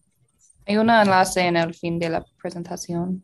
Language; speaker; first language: Spanish; non-native, learner; English